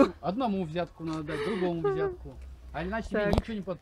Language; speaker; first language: Russian; native; Russian